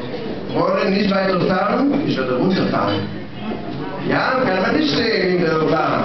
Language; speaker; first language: German; non-native, learner; Russian